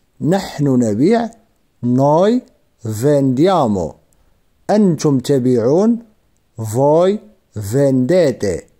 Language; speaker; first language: Italian; non-native, fluent; Arabic